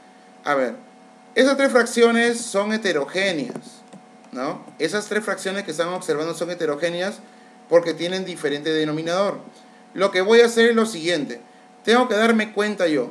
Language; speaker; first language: Spanish; native; Spanish